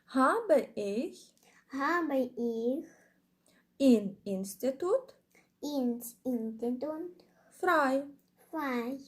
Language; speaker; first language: German; non-native, fluent; Ukrainian